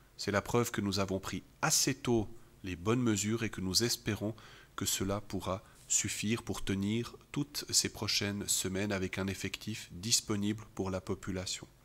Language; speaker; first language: French; native; French